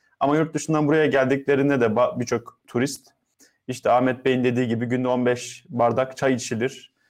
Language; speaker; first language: Turkish; native; Turkish